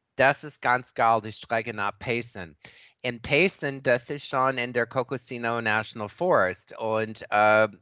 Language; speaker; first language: German; non-native, fluent; English